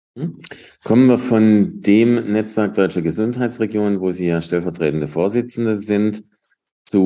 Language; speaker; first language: German; native; German